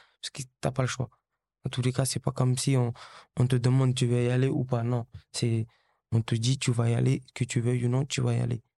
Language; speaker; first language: French; early bilingual, other home language; Kabuverdianu